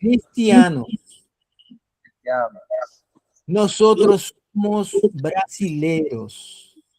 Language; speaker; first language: Spanish; non-native, fluent; Portuguese